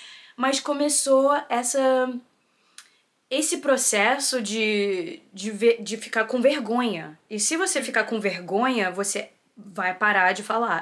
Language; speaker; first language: Portuguese; early bilingual, heritage; Portuguese